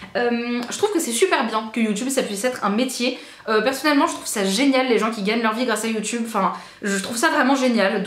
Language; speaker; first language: French; native; French